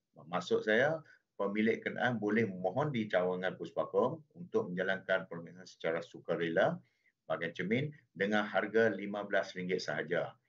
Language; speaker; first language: Malay; non-native, local second language; Chinese